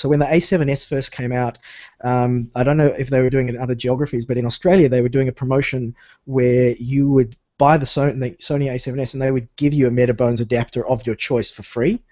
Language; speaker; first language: English; native; English